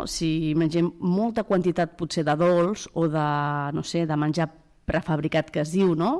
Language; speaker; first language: Catalan; native; Catalan